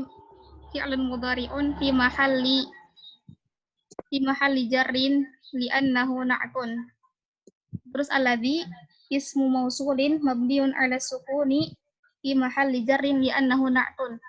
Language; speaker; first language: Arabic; non-native, learner; Indonesian